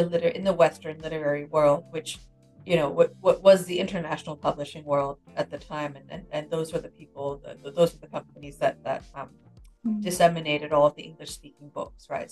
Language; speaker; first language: English; native; English